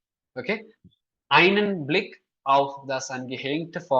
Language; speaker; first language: German; non-native, fluent; Malayalam